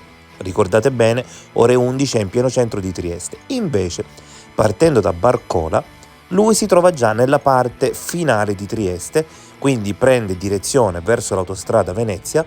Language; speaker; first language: Italian; native; Italian